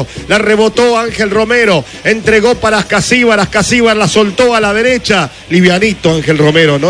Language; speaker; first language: Spanish; native; Spanish